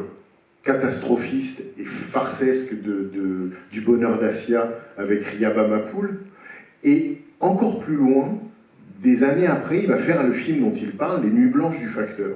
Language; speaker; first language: French; native; French